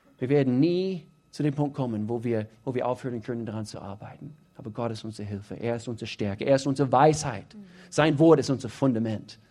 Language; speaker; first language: German; non-native, fluent; English